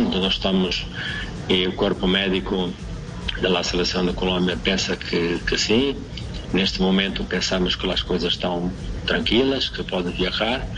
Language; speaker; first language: Portuguese; non-native, fluent; Spanish